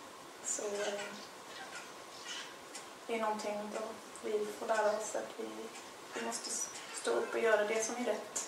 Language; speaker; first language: Swedish; non-native, fluent; English